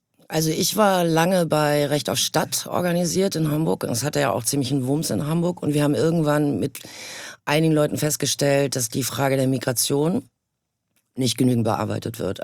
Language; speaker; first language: German; native; German